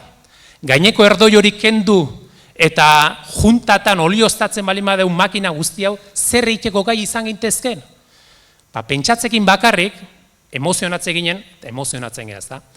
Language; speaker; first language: Basque; native; Basque